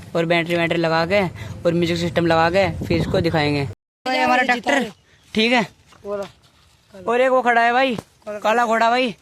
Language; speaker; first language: Hindi; native; Hindi